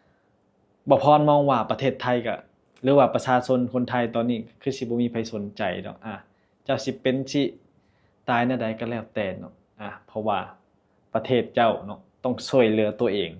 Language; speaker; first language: Thai; non-native, local second language; Lao